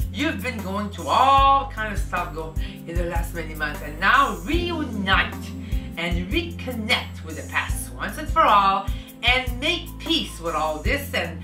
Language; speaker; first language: English; native; English